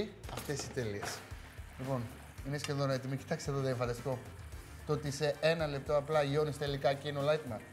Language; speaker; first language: Greek; native; Greek